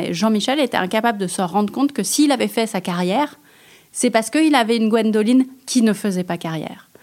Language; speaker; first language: French; native; French